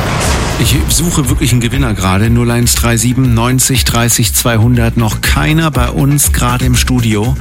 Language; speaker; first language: German; native; German